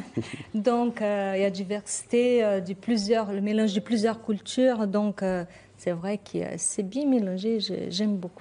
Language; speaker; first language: French; non-native, fluent; Portuguese